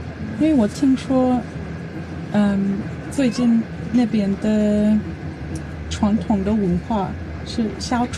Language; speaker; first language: Chinese; non-native, learner; English